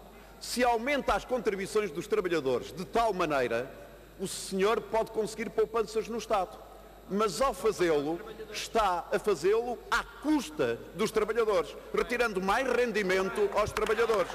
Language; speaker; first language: Portuguese; native; Portuguese